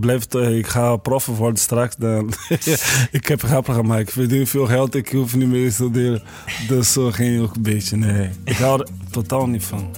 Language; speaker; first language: Dutch; non-native, learner; Portuguese